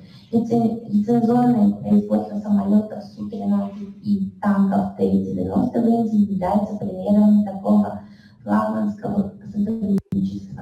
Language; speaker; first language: Russian; native; Russian